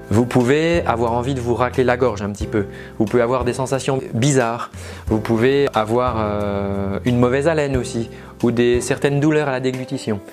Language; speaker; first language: French; native; French